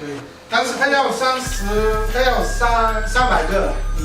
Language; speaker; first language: Chinese; non-native, learner; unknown